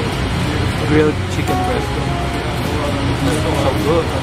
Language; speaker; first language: English; non-native, local second language; Filipino